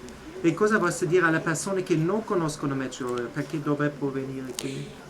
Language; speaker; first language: Italian; non-native, fluent; German